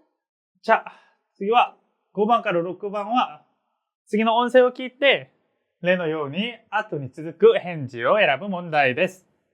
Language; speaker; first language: Japanese; non-native, fluent; Korean